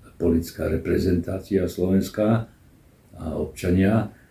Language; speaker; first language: Slovak; non-native, local second language; Hungarian